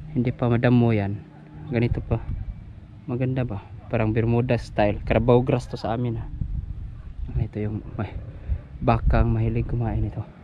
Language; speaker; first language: Filipino; non-native, local second language; Cebuano